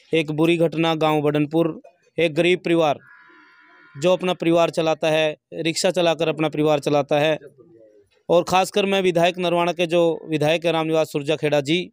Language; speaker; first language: Hindi; native; Hindi